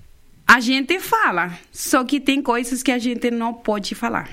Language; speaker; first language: Portuguese; non-native, fluent; Spanish